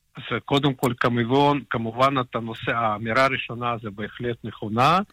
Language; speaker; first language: Hebrew; non-native, fluent; Russian